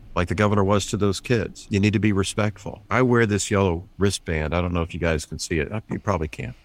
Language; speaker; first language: English; native; English